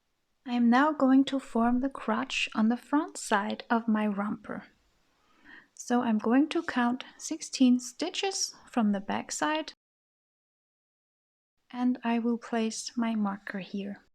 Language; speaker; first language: English; non-native, fluent; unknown